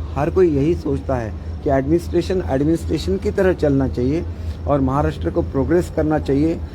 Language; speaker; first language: Hindi; non-native, local second language; Marathi